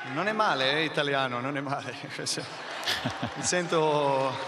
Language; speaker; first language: Italian; non-native, learner; Serbian